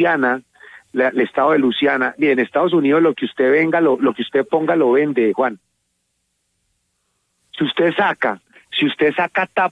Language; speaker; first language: Spanish; native; Spanish